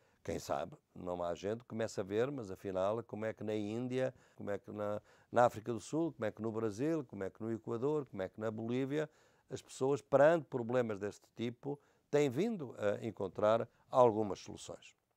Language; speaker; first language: Portuguese; native; Portuguese